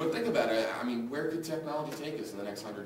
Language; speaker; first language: English; native; English